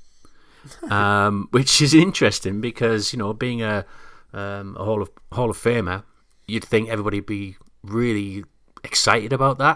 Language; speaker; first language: English; native; English